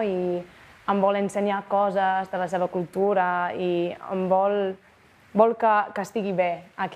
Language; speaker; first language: Catalan; non-native, fluent; English